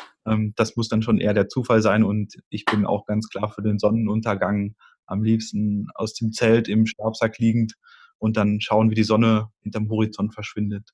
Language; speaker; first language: German; native; German